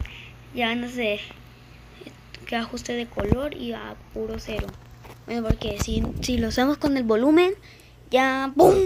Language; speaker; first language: Spanish; native; Spanish